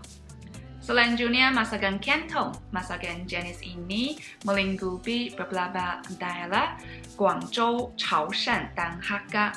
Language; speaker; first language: Indonesian; non-native, fluent; Chinese